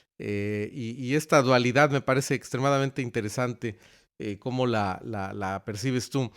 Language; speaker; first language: Spanish; native; Spanish